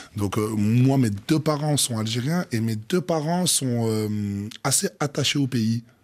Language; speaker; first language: French; native; French